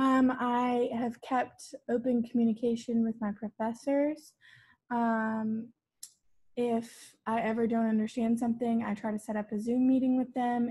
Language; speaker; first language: English; native; English